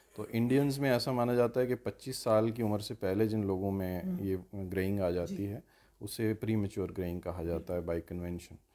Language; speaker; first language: Hindi; native; Hindi